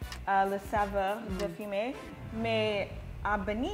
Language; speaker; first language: French; non-native, learner; English